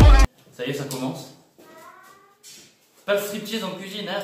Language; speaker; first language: French; native; French